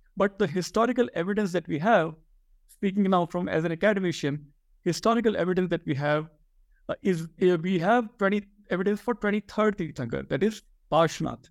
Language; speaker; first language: English; non-native, local second language; Hindi